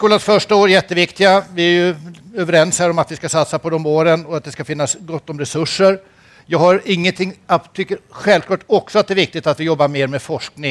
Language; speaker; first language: Swedish; native; Swedish